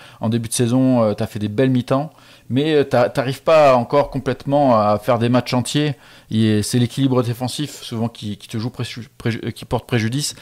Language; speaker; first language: French; native; French